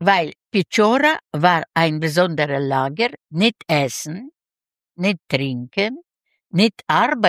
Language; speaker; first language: German; non-native, learner; Russian